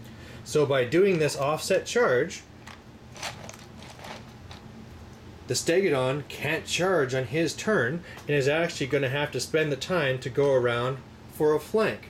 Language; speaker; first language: English; native; English